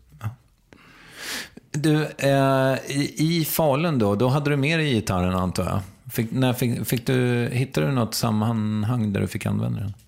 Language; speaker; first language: Swedish; native; Swedish